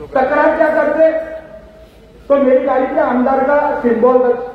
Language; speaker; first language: Hindi; non-native, local second language; Marathi